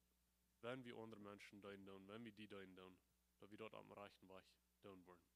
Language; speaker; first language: German; non-native, learner; Plautdietsch